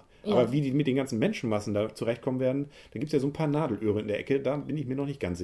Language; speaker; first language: German; native; German